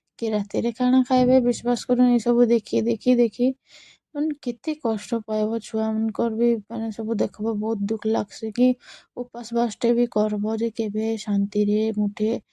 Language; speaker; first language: Odia; native; Odia